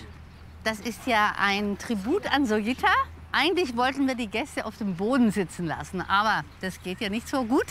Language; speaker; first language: German; native; German